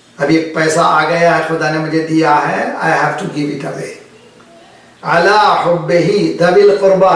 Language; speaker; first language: Urdu; native; Urdu